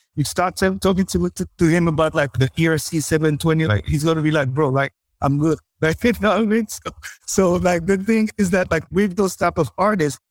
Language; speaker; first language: English; non-native, fluent; French